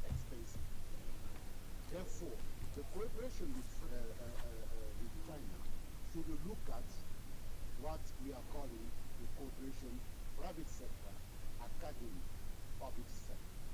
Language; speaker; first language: English; non-native, fluent; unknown